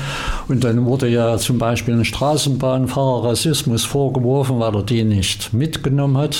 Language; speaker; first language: German; native; German